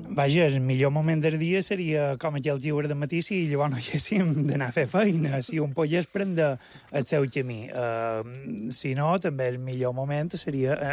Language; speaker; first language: Catalan; native; Catalan